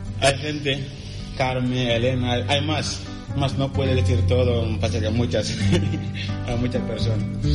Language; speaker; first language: Spanish; non-native, learner; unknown